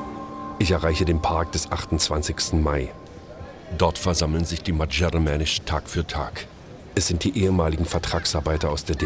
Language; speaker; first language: German; native; German